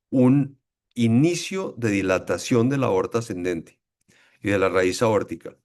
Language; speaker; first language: Spanish; native; Spanish